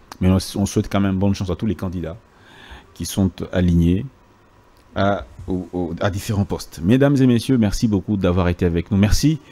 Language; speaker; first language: French; non-native, local second language; Lingala